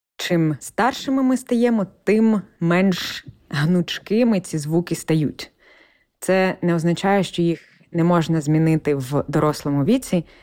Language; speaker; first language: Ukrainian; native; Ukrainian